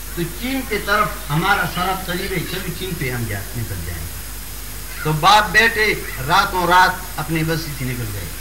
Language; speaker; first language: Urdu; non-native, local second language; Pashto